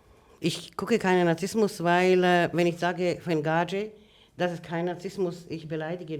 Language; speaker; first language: German; non-native, learner; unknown